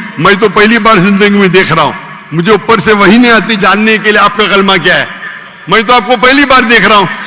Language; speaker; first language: Urdu; non-native, local second language; Konkani